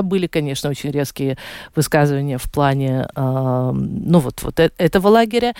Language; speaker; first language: Russian; native; Russian